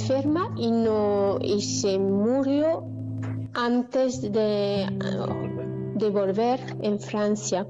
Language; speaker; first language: Spanish; non-native, learner; French